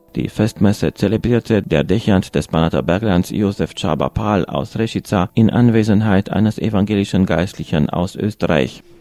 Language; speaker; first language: German; native; German